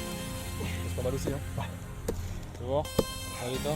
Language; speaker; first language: French; native; French